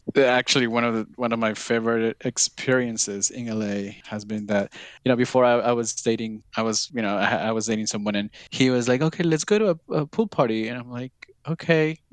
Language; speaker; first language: English; non-native, fluent; Spanish